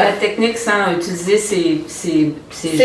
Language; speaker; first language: French; native; French